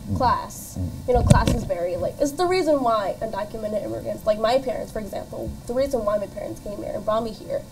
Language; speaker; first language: English; native; English